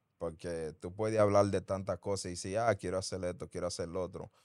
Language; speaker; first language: Spanish; early bilingual, heritage; Spanish